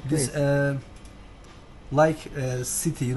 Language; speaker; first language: English; non-native, learner; Turkish